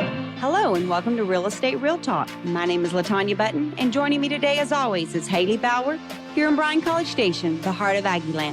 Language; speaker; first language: English; native; English